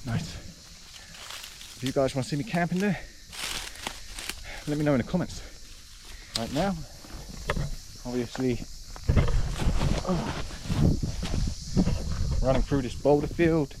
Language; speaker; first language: English; native; English